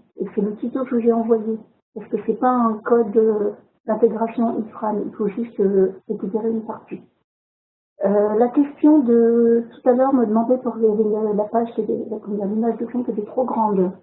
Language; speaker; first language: French; native; French